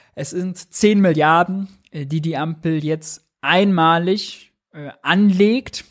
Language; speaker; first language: German; native; German